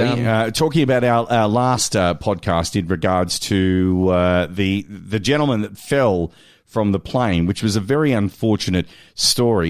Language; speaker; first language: English; native; English